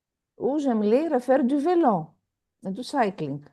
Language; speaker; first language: French; non-native, fluent; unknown